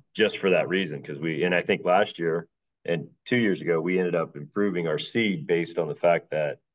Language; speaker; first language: English; native; English